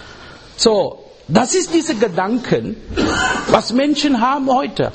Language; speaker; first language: German; non-native, learner; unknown